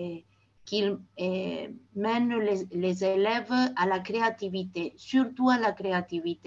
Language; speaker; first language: French; non-native, fluent; Spanish